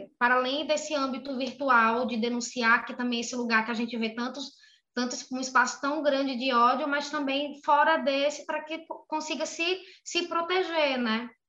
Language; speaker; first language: Portuguese; native; Portuguese